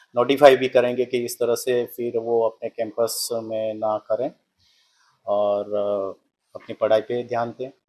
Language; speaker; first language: Hindi; non-native, local second language; Gujarati